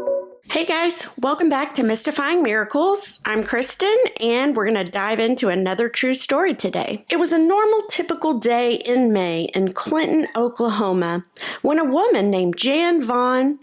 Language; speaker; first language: English; native; English